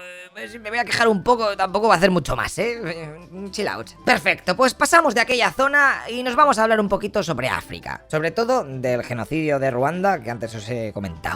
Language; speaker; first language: Spanish; native; Spanish